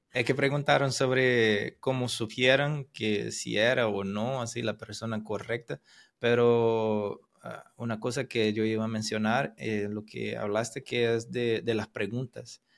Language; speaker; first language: Spanish; non-native, fluent; Portuguese